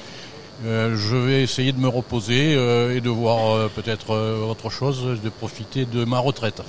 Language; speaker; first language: French; native; French